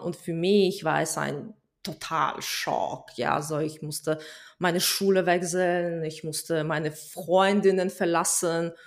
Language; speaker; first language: German; non-native, fluent; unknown